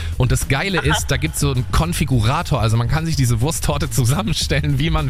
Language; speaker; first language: German; native; German